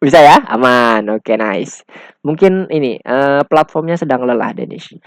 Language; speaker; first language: Indonesian; native; Indonesian